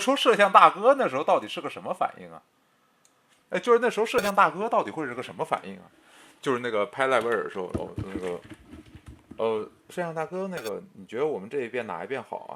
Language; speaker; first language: Chinese; native; Chinese